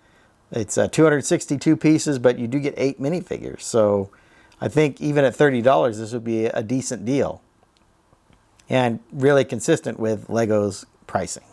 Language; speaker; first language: English; native; English